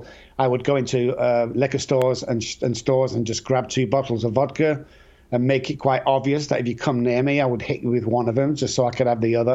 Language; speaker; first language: English; native; English